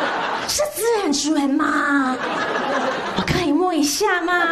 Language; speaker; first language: Chinese; non-native, fluent; English